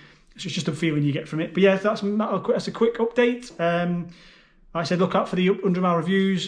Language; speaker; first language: English; native; English